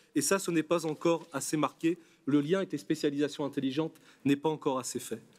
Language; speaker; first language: French; native; French